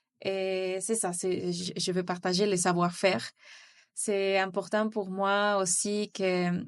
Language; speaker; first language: French; non-native, fluent; Spanish